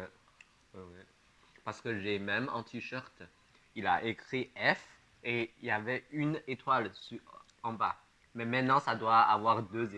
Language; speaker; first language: French; non-native, fluent; Chinese